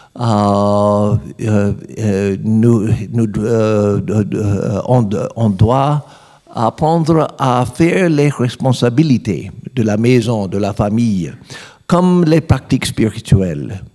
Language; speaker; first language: French; non-native, learner; English